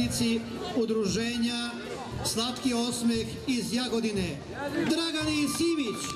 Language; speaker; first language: Bosnian; native; Bosnian